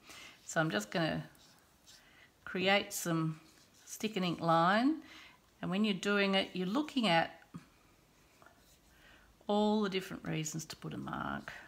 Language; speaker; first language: English; native; English